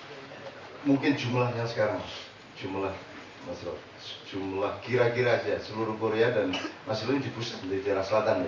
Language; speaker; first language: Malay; non-native, local second language; Javanese